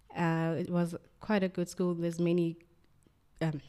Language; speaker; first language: English; non-native, local second language; Zulu